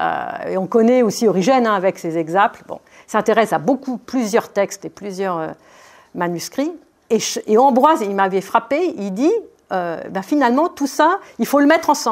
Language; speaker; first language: French; native; French